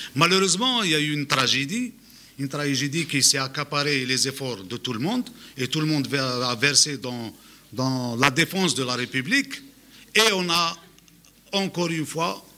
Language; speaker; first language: French; non-native, local second language; Arabic